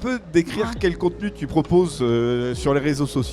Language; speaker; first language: French; native; French